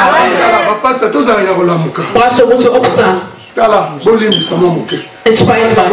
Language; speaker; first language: Dutch; non-native, learner; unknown